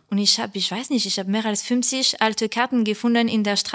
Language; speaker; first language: German; non-native, learner; French